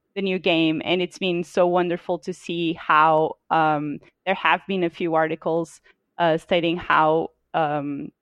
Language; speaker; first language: English; non-native, fluent; Portuguese